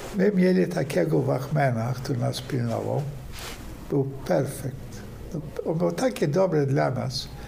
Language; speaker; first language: Polish; native; Polish